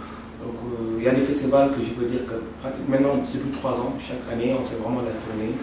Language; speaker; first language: French; non-native, local second language; Wolof